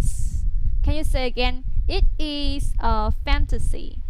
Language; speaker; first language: English; non-native, fluent; Vietnamese